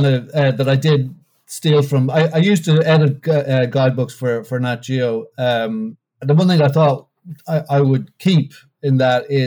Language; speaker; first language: English; native; English